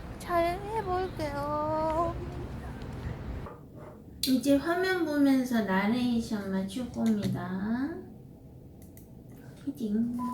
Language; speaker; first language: Korean; native; Korean